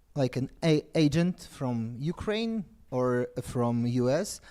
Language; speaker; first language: English; non-native, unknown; Polish